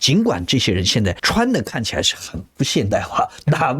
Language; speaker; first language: Chinese; native; Chinese